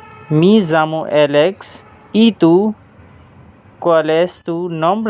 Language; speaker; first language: Spanish; non-native, fluent; Hindi